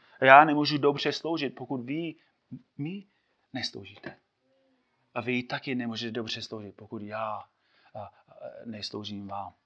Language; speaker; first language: Czech; non-native, fluent; English